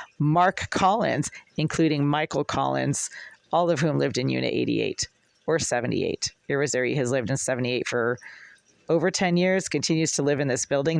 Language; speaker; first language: English; native; English